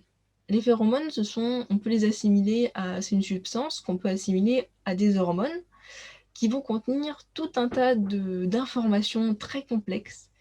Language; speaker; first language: French; native; French